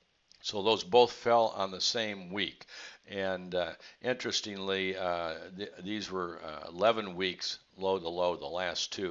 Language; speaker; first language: English; native; English